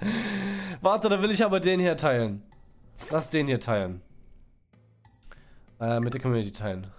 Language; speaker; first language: German; native; German